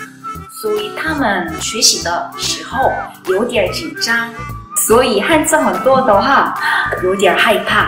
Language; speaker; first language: Chinese; non-native, learner; Korean